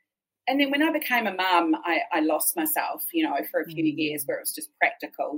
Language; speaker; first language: English; native; English